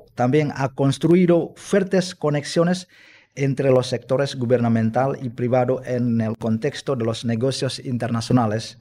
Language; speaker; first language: Spanish; non-native, fluent; Indonesian